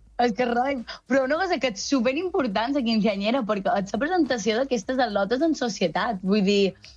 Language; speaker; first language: Catalan; native; Catalan